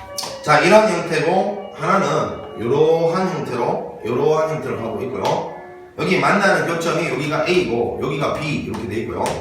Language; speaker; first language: Korean; native; Korean